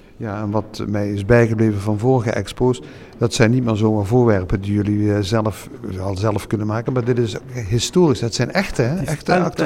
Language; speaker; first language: Dutch; native; Dutch